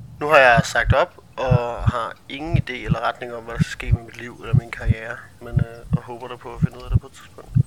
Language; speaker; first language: Danish; early bilingual, other home language; Italian